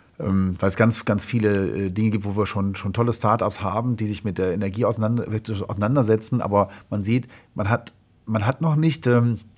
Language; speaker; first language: German; native; German